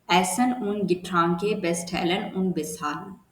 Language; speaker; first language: German; non-native, learner; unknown